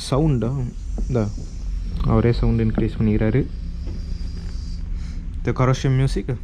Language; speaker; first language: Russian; non-native, learner; Tamil